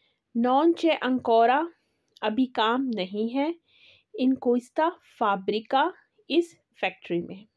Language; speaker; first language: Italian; non-native, learner; Urdu